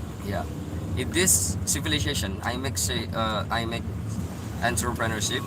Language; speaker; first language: English; non-native, learner; Indonesian